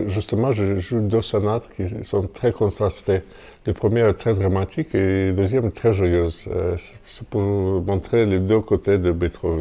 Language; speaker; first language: French; non-native, fluent; Russian